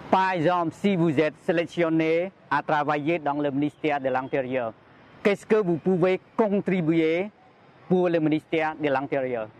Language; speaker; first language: French; non-native, fluent; Khmer